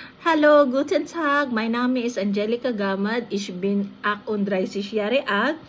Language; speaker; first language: German; non-native, learner; Filipino